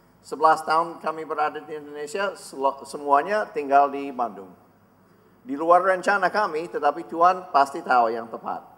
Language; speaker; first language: Indonesian; non-native, fluent; English